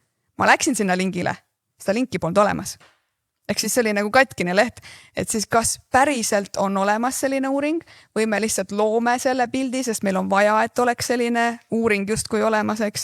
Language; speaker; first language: Estonian; native; Estonian